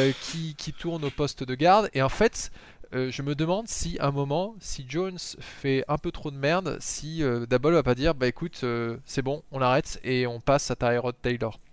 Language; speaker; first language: French; native; French